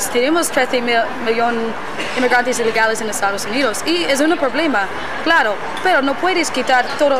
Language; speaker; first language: Spanish; non-native, learner; English